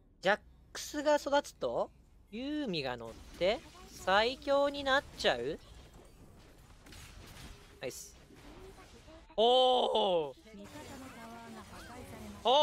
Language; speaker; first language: Japanese; native; Japanese